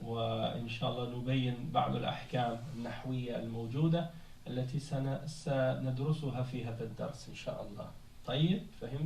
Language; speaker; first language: Arabic; non-native, fluent; French